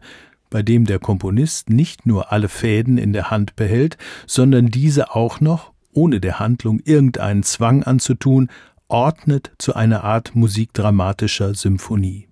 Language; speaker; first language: German; native; German